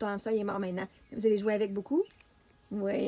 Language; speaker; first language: French; native; French